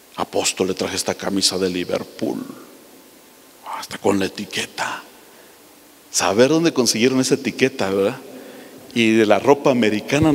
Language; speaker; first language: Spanish; native; Spanish